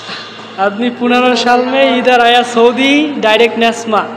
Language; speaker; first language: Hindi; non-native, learner; Bangla